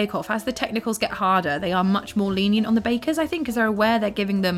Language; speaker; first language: English; native; English